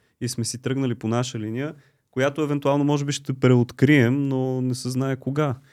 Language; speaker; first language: Bulgarian; native; Bulgarian